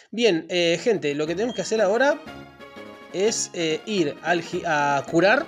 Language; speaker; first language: Spanish; native; Spanish